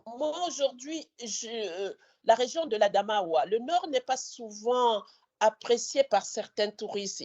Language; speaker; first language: French; native; French